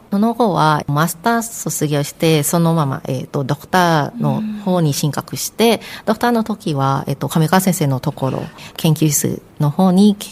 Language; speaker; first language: Japanese; non-native, fluent; Thai